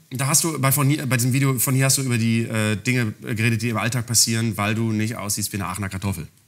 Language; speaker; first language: German; native; German